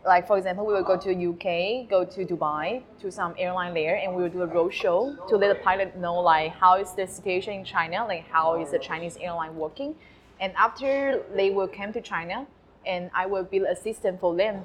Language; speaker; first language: English; non-native, fluent; Chinese